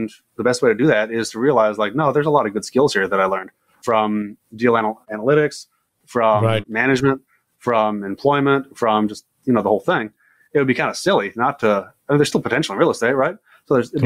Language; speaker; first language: English; native; English